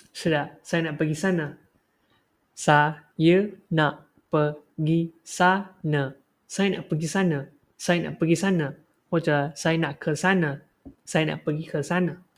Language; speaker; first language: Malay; non-native, local second language; Chinese